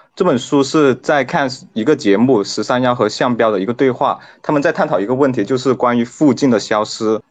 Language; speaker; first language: Chinese; non-native, local second language; Cantonese